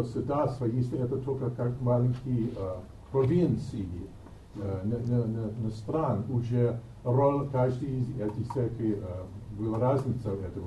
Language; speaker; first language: Russian; non-native, learner; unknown